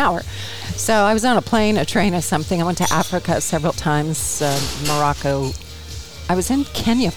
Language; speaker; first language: English; native; English